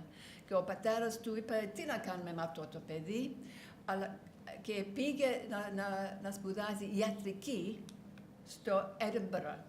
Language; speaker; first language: Greek; non-native, learner; English